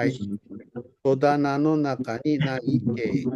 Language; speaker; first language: Japanese; non-native, fluent; Indonesian